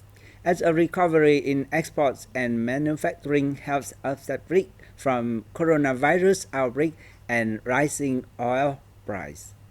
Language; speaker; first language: English; non-native, fluent; Vietnamese